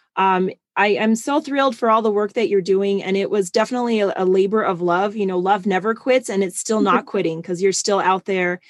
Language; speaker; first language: English; non-native, fluent; German